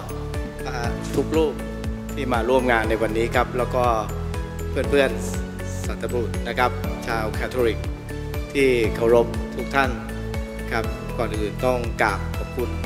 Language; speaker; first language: Thai; native; Thai